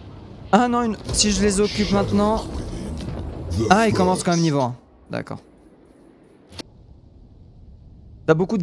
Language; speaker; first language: French; native; French